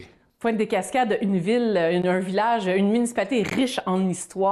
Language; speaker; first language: French; native; French